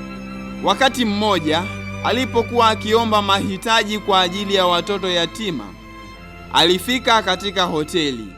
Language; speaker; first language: Swahili; native; Swahili